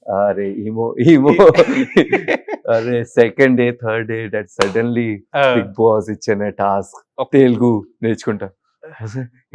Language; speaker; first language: Telugu; non-native, learner; Hindi